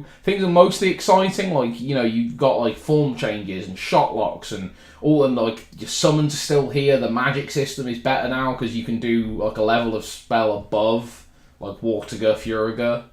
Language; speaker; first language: English; native; English